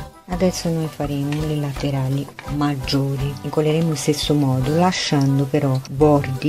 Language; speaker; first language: Italian; non-native, fluent; Portuguese